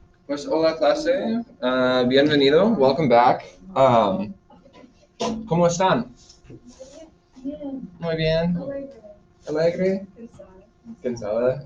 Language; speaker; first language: Spanish; non-native, fluent; English